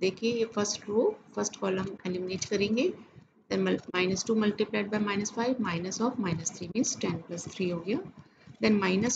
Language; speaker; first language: English; non-native, local second language; Hindi